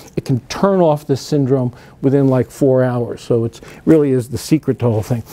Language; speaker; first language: English; native; English